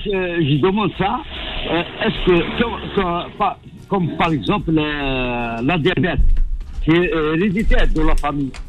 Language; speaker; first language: French; non-native, learner; Arabic